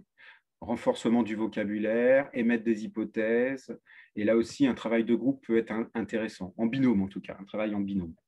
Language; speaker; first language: French; native; French